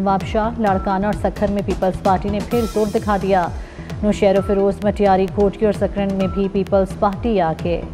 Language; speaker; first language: Urdu; native; Urdu